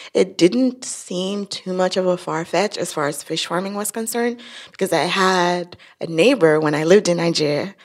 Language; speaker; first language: English; non-native, local second language; Yoruba